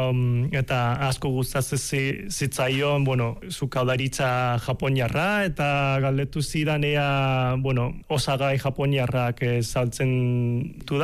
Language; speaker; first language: Basque; non-native, fluent; Cantonese